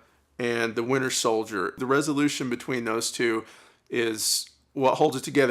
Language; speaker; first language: English; native; English